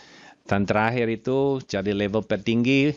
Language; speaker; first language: Indonesian; non-native, fluent; German